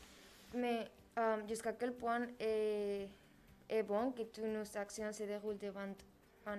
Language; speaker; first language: French; non-native, learner; Spanish